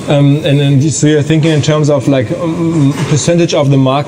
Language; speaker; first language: English; non-native, fluent; German